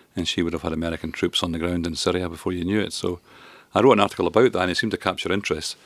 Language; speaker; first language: English; native; English